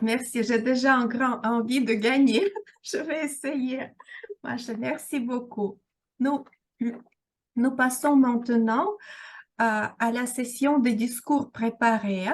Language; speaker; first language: French; non-native, fluent; Russian